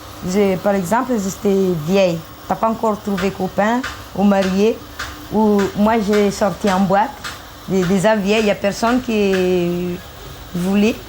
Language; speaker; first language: French; non-native, learner; Malagasy